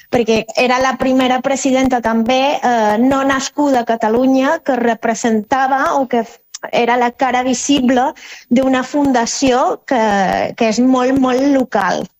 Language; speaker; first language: Catalan; non-native, fluent; Spanish